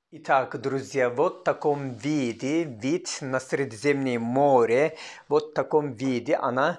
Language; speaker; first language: Russian; non-native, learner; Turkish